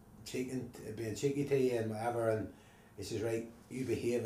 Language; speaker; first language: English; native; English